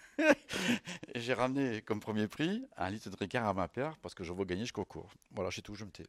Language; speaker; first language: French; native; French